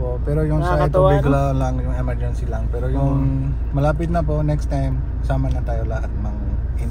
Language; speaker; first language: Filipino; non-native, learner; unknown